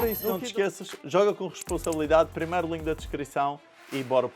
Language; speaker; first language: Portuguese; native; Portuguese